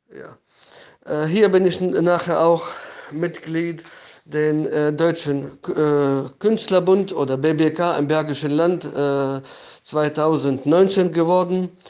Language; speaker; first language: German; non-native, fluent; Arabic